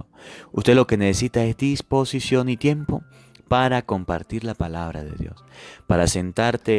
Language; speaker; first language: Spanish; native; Spanish